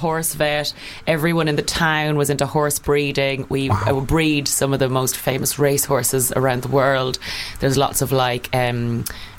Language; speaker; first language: English; native; English